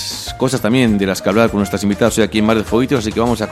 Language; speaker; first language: Spanish; native; Spanish